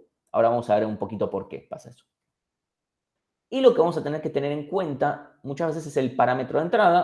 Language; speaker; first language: Spanish; native; Spanish